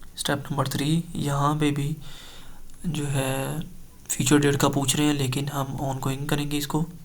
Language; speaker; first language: Urdu; non-native, local second language; Punjabi